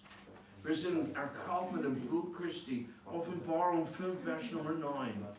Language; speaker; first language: German; non-native, fluent; English